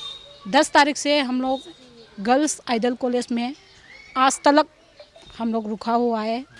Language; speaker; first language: Hindi; non-native, local second language; Manipuri